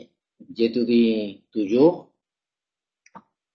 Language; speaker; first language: French; non-native, learner; Spanish